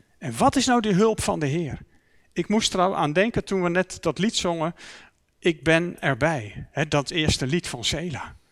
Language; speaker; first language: Dutch; native; Dutch